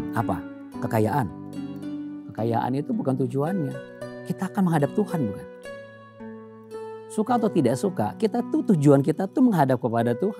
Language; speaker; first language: Indonesian; native; Indonesian